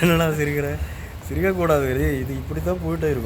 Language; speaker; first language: Tamil; non-native, local second language; Malayalam